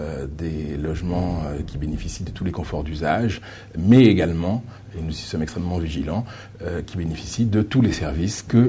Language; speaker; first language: French; native; French